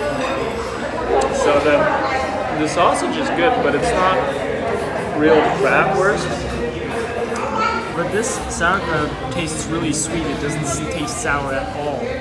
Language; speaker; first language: English; non-native, fluent; German